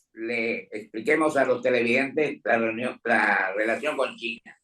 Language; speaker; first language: Spanish; native; Spanish